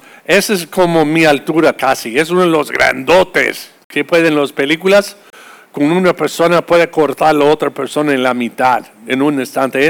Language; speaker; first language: Spanish; non-native, fluent; English